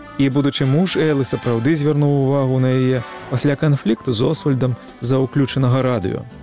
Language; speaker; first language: Belarusian; native; Belarusian